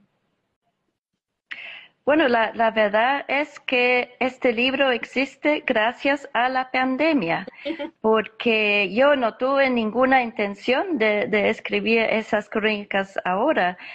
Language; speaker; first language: Spanish; non-native, fluent; English